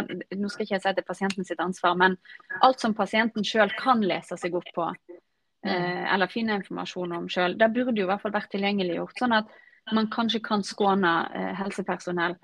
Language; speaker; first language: Norwegian; native; Norwegian